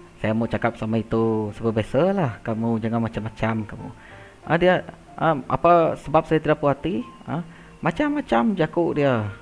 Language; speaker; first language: Malay; non-native, local second language; Iban